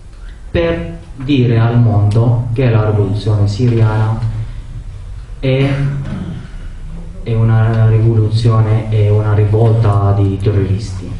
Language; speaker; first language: Italian; non-native, learner; Arabic